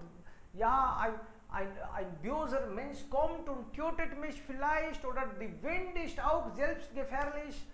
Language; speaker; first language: German; non-native, fluent; Hindi